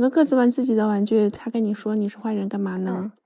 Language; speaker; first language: Chinese; native; Chinese